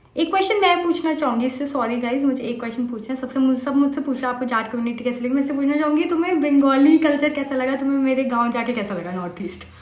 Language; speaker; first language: Hindi; non-native, local second language; Bangla